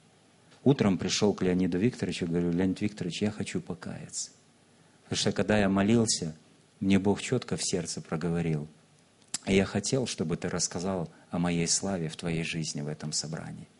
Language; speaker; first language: Russian; native; Russian